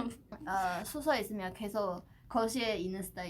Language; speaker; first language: Korean; non-native, learner; Chinese